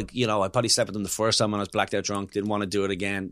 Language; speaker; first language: English; native; English